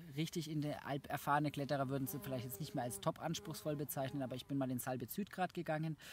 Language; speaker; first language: German; native; German